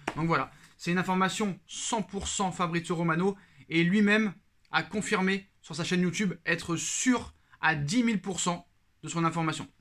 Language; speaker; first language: French; native; French